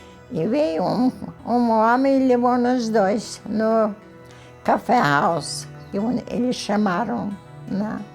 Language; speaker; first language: Portuguese; early bilingual, other home language; Ukrainian